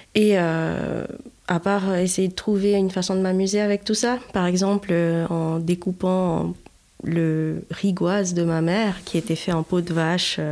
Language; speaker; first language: French; non-native, local second language; Haitian Creole